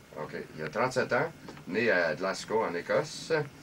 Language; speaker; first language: French; non-native, local second language; English